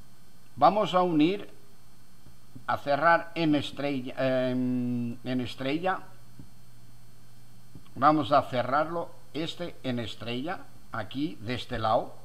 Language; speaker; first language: Spanish; non-native, fluent; Portuguese